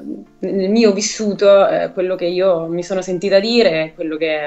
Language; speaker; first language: Italian; native; Italian